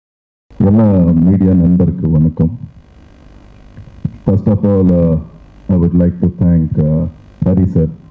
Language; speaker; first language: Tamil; non-native, learner; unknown